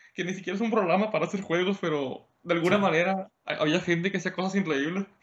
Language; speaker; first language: Spanish; native; Spanish